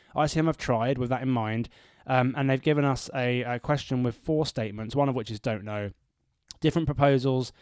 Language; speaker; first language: English; native; English